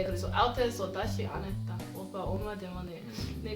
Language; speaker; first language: Korean; non-native, learner; English